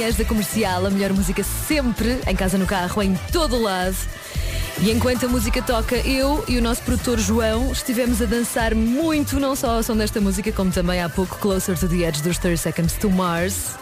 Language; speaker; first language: Portuguese; native; Portuguese